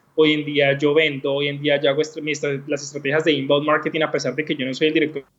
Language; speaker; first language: Spanish; native; Spanish